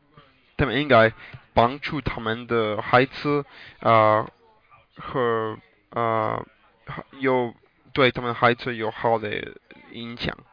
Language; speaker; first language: Chinese; non-native, learner; English